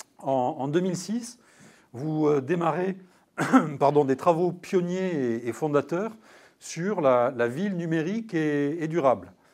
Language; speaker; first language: French; native; French